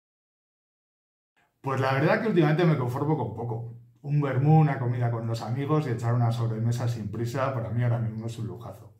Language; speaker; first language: Spanish; native; Spanish